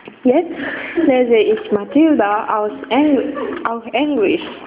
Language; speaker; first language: German; non-native, learner; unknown